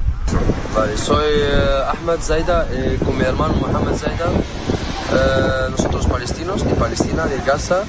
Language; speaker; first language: Spanish; non-native, learner; Arabic